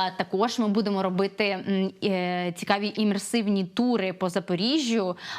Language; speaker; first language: Ukrainian; non-native, local second language; Russian